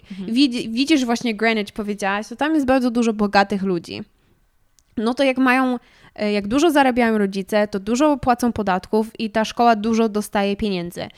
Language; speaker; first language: Polish; early bilingual, heritage; Polish